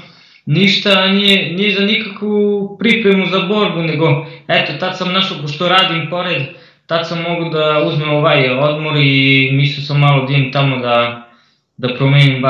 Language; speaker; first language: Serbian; early bilingual, heritage; Croatian